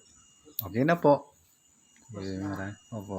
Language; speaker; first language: Filipino; native; Filipino